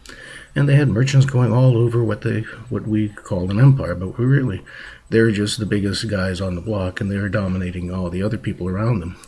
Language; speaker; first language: English; native; English